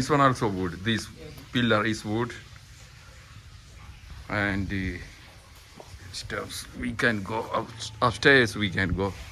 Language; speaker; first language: English; non-native, fluent; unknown